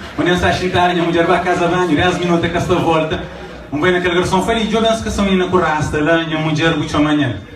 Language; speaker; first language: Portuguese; non-native, local second language; Kabuverdianu